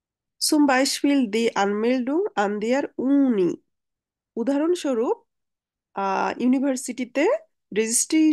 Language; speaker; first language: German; non-native, fluent; Bangla